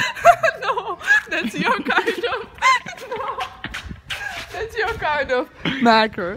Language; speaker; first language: English; non-native, learner; Russian